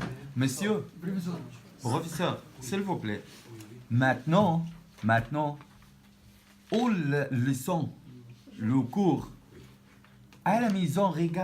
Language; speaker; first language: French; non-native, learner; Arabic